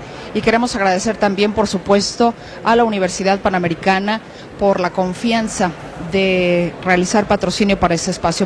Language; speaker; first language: Spanish; native; Spanish